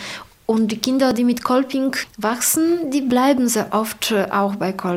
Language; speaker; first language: German; non-native, fluent; Polish